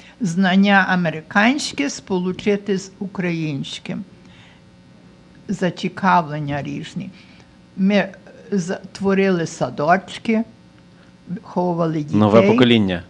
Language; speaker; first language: Ukrainian; early bilingual, heritage; Ukrainian